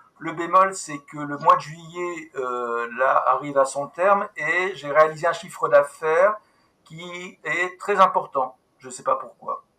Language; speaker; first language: French; native; French